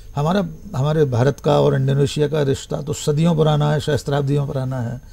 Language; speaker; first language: Hindi; native; Hindi